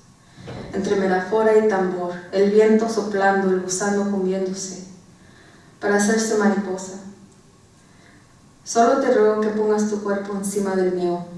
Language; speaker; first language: Spanish; early bilingual, heritage; Spanish